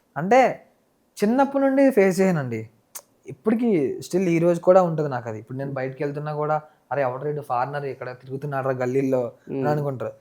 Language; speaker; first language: Telugu; non-native, local second language; Nepali